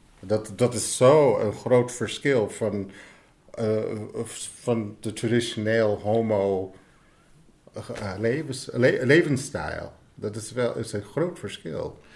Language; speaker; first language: Dutch; non-native, fluent; English